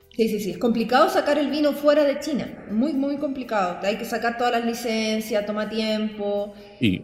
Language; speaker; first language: Spanish; native; Spanish